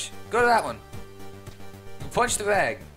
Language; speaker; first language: English; native; English